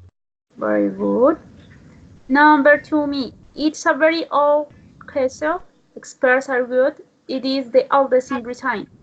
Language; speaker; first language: English; non-native, learner; Spanish